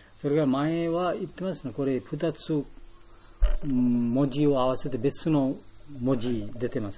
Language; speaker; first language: Japanese; non-native, learner; Bangla